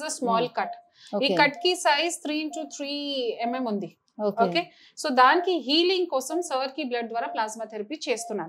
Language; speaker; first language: Telugu; non-native, local second language; Hindi